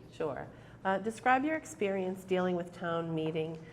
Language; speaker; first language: English; native; English